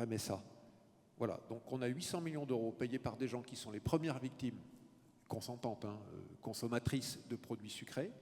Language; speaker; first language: French; native; French